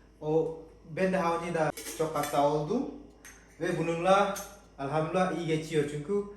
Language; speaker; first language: Turkish; non-native, learner; Indonesian